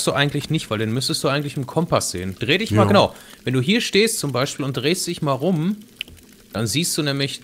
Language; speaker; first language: German; native; German